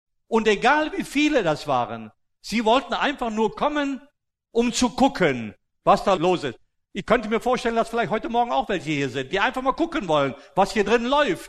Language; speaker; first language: German; native; German